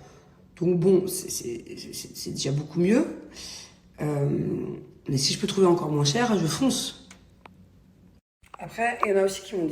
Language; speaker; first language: French; native; French